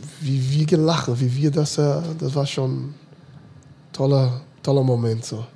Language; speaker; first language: German; non-native, fluent; Portuguese